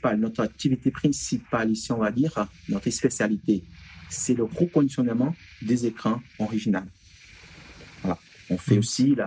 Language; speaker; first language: French; non-native, fluent; Portuguese